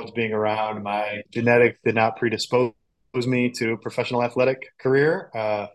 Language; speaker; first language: English; native; English